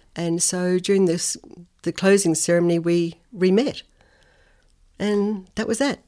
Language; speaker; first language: English; native; English